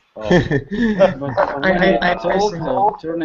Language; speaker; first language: English; non-native, learner; Russian